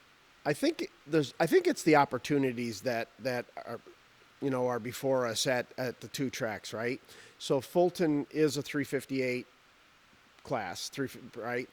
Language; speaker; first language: English; native; English